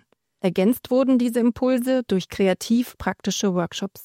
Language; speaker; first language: German; native; German